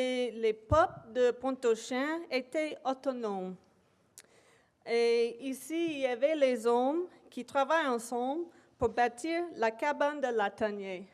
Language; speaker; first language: French; non-native, local second language; English